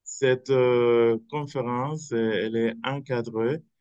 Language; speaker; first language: French; non-native, fluent; Spanish